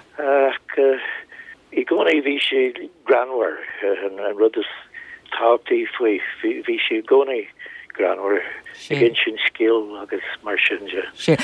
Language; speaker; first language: Irish; non-native, local second language; English